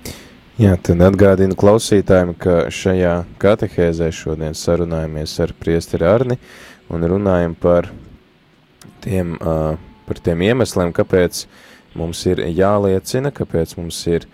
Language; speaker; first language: Latvian; native; Latvian